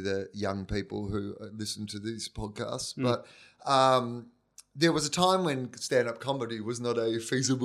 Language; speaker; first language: English; native; English